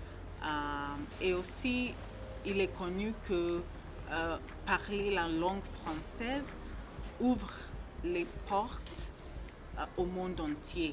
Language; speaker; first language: French; non-native, learner; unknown